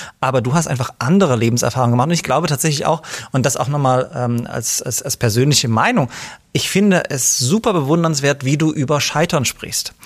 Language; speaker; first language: German; native; German